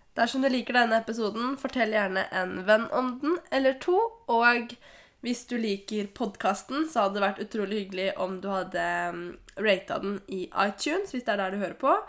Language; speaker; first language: Norwegian; native; Norwegian